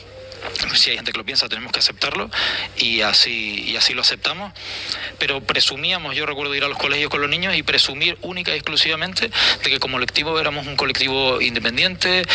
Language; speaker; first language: Spanish; native; Spanish